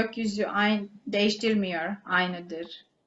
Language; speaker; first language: Turkish; non-native, fluent; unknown